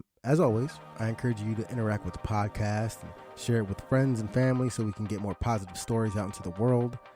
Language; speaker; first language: English; native; English